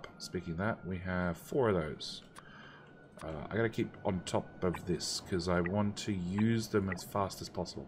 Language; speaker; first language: English; native; English